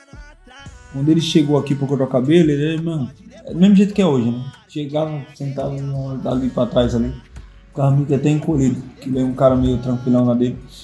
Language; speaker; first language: Portuguese; native; Portuguese